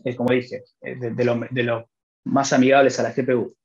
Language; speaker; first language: Spanish; native; Spanish